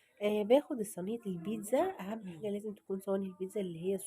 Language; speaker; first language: Arabic; native; Arabic